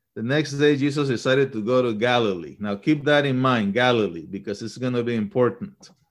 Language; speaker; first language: English; early bilingual, other home language; Spanish